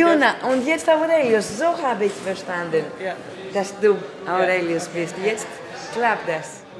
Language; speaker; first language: German; non-native, fluent; Greek